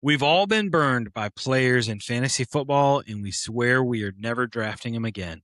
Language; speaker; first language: English; native; English